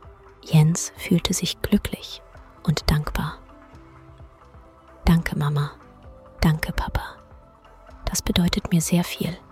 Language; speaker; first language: German; native; German